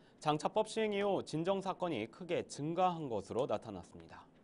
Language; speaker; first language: Korean; native; Korean